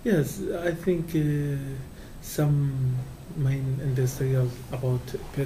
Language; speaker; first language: English; non-native, learner; Kurdish